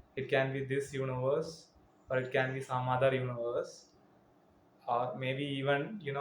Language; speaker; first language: English; non-native, local second language; Malayalam